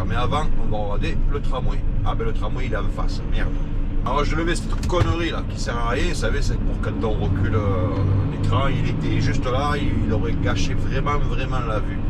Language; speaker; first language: French; native; French